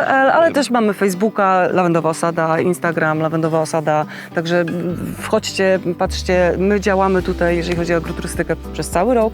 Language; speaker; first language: Polish; native; Polish